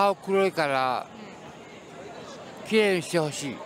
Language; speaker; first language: Japanese; native; Japanese